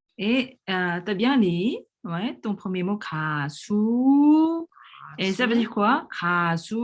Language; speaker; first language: French; non-native, fluent; Korean